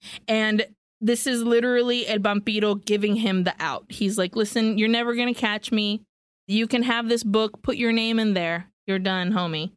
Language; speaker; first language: English; early bilingual, other home language; Spanish